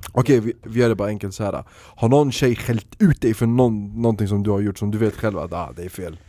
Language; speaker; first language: Swedish; early bilingual, other home language; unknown